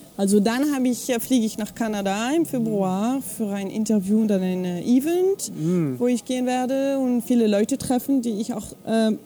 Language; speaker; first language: German; non-native, fluent; French